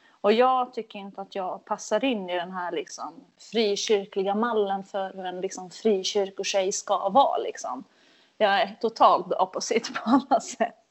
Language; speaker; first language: Swedish; native; Swedish